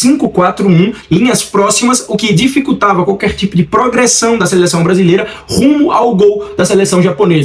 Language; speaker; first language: Portuguese; native; Portuguese